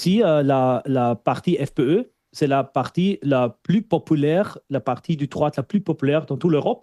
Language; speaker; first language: French; non-native, fluent; German